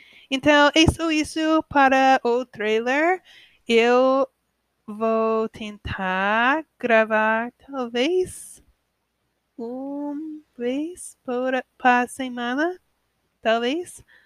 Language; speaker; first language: Portuguese; non-native, learner; English